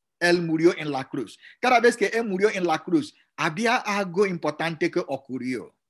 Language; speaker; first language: Spanish; non-native, fluent; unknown